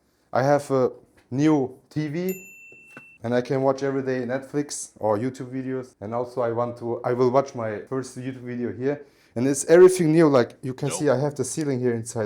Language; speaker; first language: English; non-native, learner; Turkish